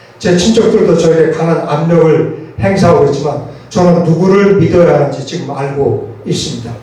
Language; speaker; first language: Korean; native; Korean